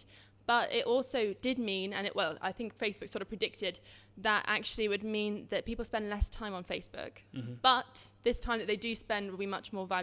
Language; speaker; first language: English; native; English